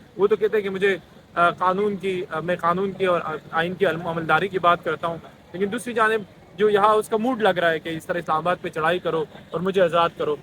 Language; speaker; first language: Urdu; non-native, local second language; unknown